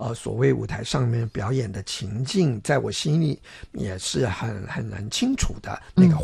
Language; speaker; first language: Chinese; non-native, local second language; Min Nan Chinese